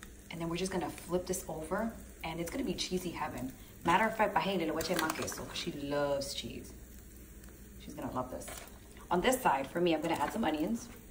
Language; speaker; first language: English; early bilingual, other home language; Spanish